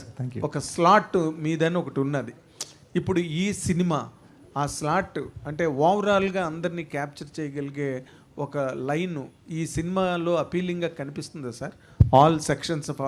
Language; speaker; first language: Telugu; native; Telugu